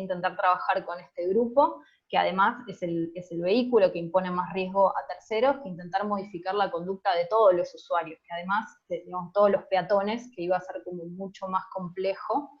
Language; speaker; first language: Spanish; native; Spanish